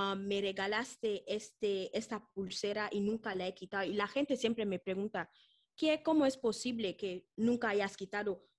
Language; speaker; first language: Spanish; non-native, local second language; Fang